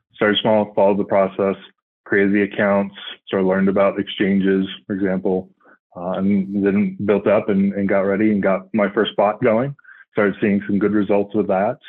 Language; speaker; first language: English; native; English